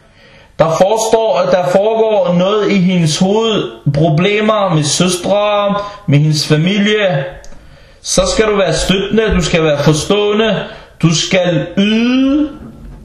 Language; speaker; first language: Danish; non-native, local second language; Arabic